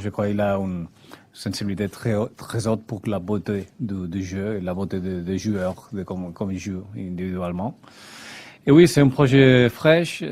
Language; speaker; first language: French; non-native, fluent; Spanish